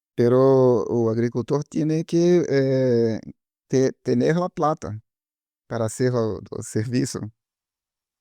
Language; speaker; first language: Spanish; non-native, learner; Portuguese